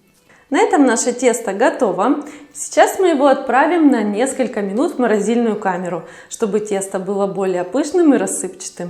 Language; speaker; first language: Russian; native; Russian